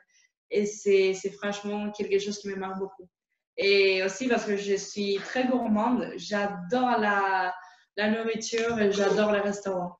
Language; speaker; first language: French; non-native, fluent; Spanish